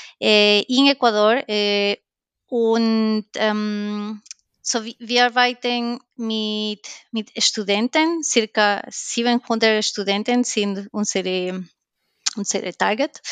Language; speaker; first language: German; non-native, learner; Spanish